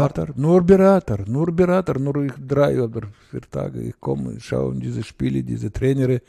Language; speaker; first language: German; non-native, learner; Russian